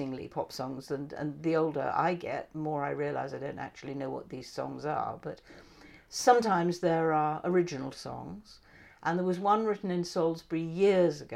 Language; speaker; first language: English; native; English